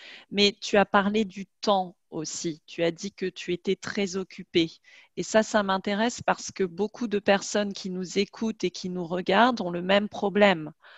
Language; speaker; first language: French; native; French